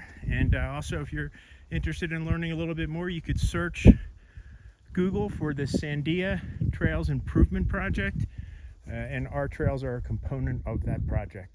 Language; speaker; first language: English; native; English